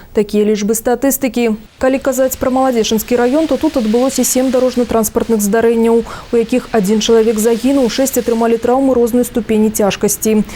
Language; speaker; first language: Belarusian; native; Belarusian